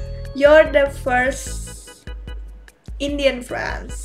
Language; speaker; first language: English; non-native, learner; Indonesian